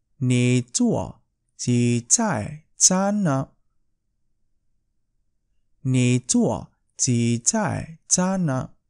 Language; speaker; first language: Chinese; non-native, fluent; Vietnamese